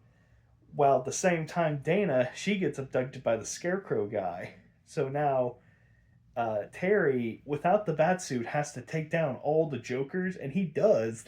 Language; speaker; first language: English; native; English